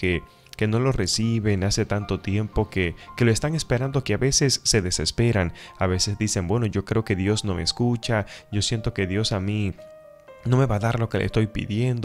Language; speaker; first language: Spanish; native; Spanish